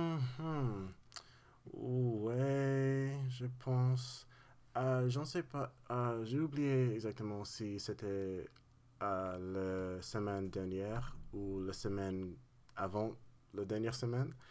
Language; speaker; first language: French; non-native, learner; English